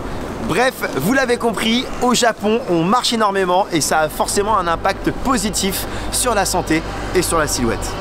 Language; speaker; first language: French; native; French